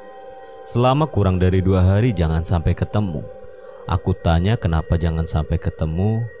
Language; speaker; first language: Indonesian; native; Indonesian